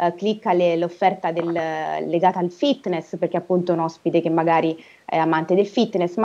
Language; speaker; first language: Italian; native; Italian